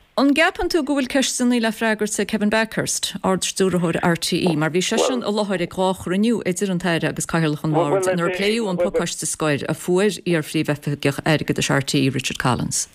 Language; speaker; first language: Irish; native; Irish